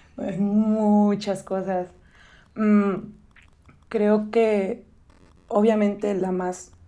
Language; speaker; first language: Spanish; native; Spanish